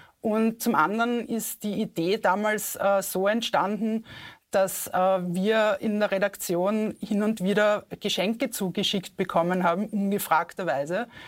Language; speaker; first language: German; native; German